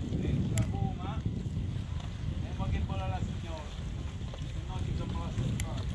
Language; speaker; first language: Italian; native; Italian